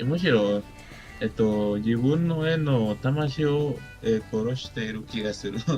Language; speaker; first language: Japanese; non-native, learner; Spanish